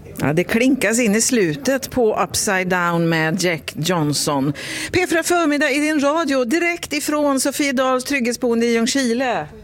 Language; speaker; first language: Swedish; native; Swedish